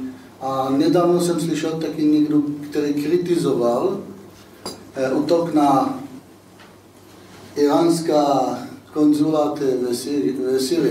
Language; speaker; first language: Czech; non-native, fluent; Hebrew